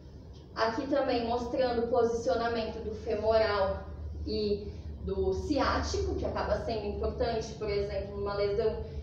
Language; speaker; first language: Portuguese; native; Portuguese